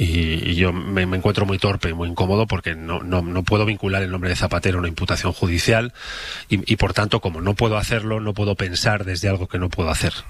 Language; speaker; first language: Spanish; native; Spanish